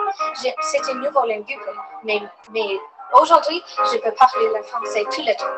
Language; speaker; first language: French; non-native, learner; English